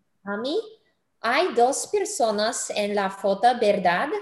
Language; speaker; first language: Spanish; non-native, learner; English